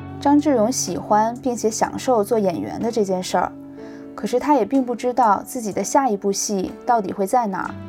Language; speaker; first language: Chinese; native; Chinese